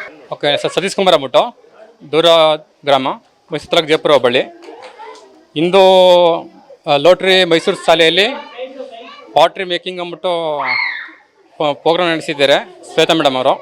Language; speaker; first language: Kannada; native; Kannada